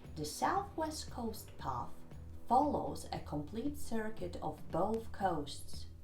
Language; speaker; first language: English; non-native, fluent; Polish